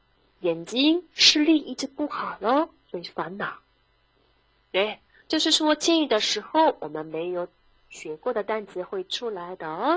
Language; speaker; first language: Chinese; non-native, fluent; Korean